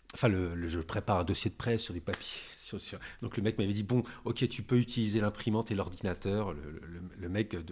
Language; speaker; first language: French; native; French